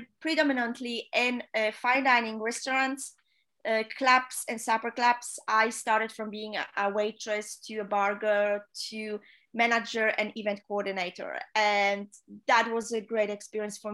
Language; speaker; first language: English; non-native, fluent; Polish